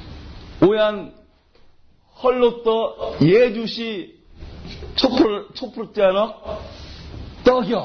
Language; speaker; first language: Hungarian; non-native, learner; Korean